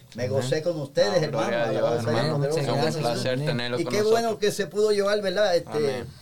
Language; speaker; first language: Spanish; native; Spanish